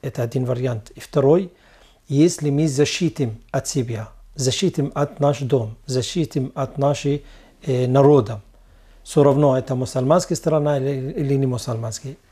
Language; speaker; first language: Russian; non-native, learner; Arabic